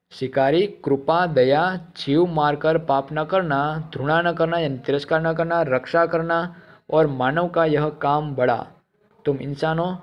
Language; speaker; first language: Hindi; non-native, local second language; Gujarati